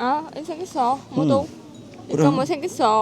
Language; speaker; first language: Korean; non-native, learner; Vietnamese